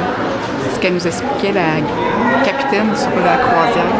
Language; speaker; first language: French; native; French